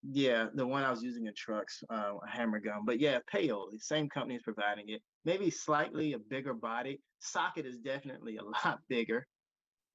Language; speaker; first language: English; native; English